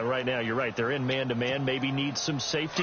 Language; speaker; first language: English; native; English